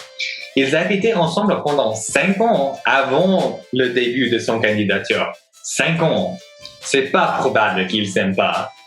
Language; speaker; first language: French; non-native, learner; English